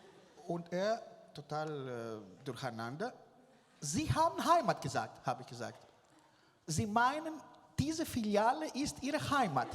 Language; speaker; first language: German; non-native, fluent; Greek